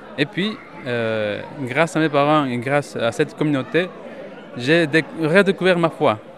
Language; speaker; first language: French; non-native, fluent; Spanish